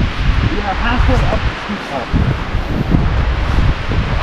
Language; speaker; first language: English; native; English